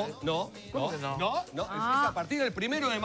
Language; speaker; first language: Spanish; native; Spanish